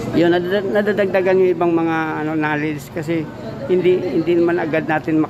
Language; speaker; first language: Filipino; non-native, local second language; Aklanon